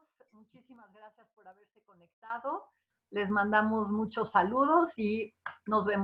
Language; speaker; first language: Spanish; native; Spanish